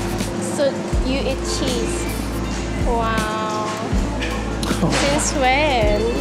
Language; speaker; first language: English; non-native, learner; Korean